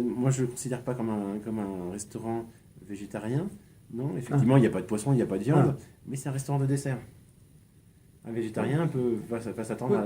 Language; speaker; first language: French; native; French